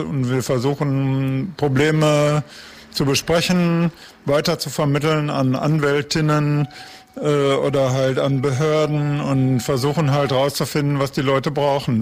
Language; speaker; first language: German; native; German